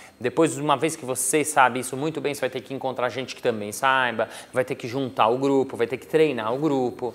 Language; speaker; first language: Portuguese; native; Portuguese